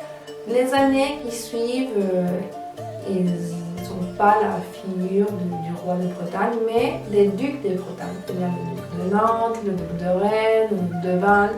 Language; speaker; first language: French; non-native, fluent; Spanish